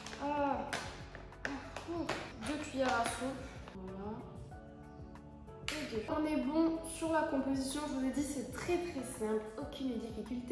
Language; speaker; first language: French; native; French